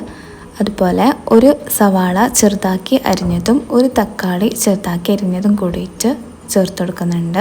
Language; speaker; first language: Malayalam; native; Malayalam